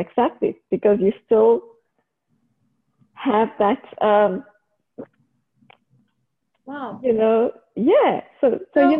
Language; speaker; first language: English; native; English